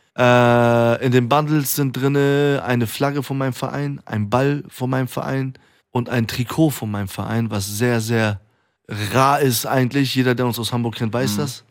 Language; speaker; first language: German; early bilingual, other home language; Persian